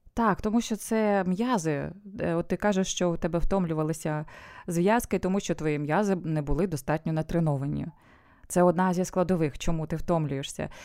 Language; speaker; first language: Ukrainian; non-native, local second language; Russian